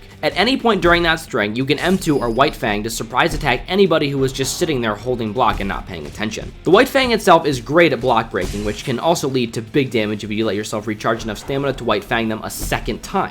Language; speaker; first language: English; native; English